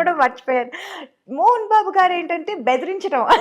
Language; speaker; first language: Telugu; non-native, local second language; Tamil